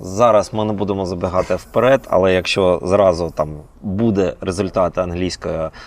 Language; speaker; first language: Ukrainian; native; Ukrainian